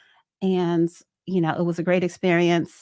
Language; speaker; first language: English; native; English